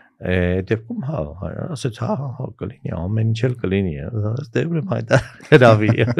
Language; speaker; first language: Armenian; native; Armenian